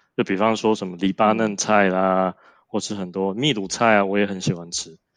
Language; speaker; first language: Chinese; native; Chinese